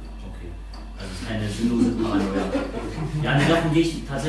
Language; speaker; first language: German; native; German